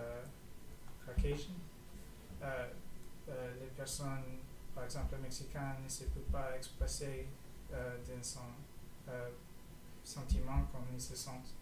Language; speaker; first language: French; non-native, learner; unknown